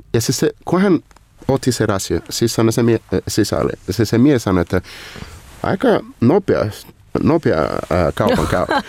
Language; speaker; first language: Finnish; non-native, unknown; Portuguese